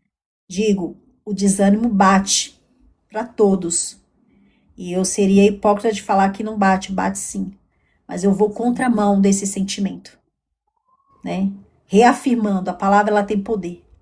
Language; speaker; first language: Portuguese; native; Portuguese